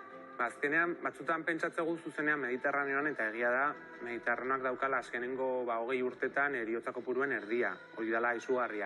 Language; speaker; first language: Basque; native; Basque